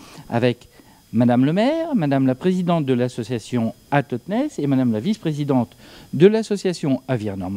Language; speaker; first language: French; native; French